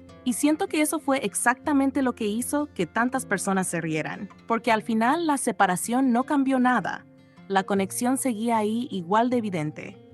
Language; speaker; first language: Spanish; native; Spanish